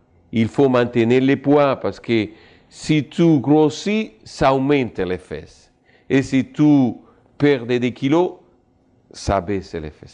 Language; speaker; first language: French; non-native, fluent; Spanish